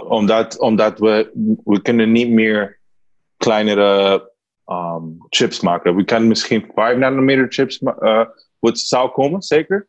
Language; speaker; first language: Dutch; non-native, learner; Spanish